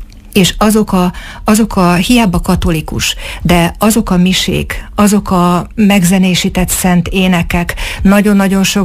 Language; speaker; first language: Hungarian; native; Hungarian